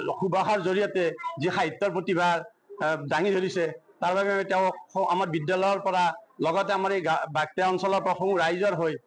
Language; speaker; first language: Assamese; native; Assamese